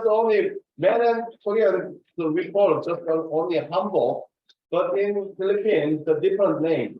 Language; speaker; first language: English; non-native, fluent; Korean